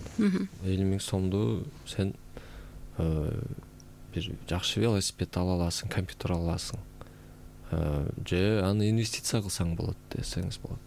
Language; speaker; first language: Kyrgyz; native; Kyrgyz